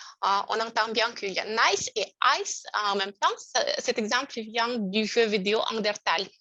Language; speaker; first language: French; non-native, fluent; Russian